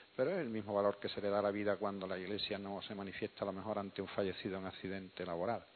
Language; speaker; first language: Spanish; native; Spanish